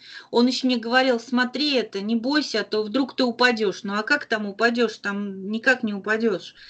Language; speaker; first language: Russian; native; Russian